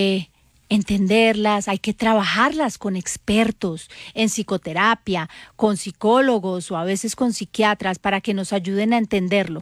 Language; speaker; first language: Spanish; native; Spanish